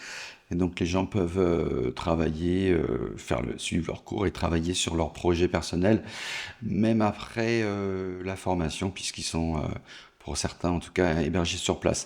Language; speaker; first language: French; native; French